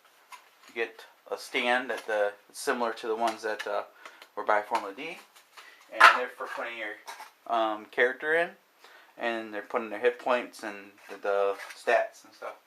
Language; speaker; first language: English; native; English